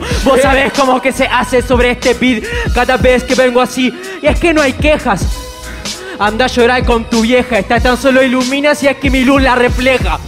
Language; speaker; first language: Spanish; native; Spanish